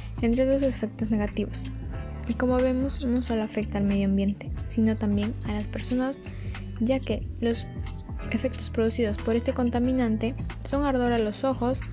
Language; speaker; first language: Spanish; native; Spanish